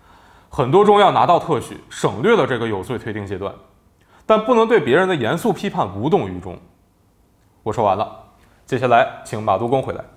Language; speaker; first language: Chinese; native; Chinese